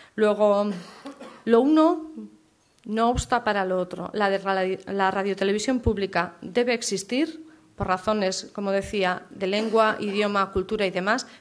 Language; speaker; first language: Spanish; native; Spanish